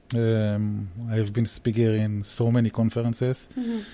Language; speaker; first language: English; early bilingual, heritage; Hebrew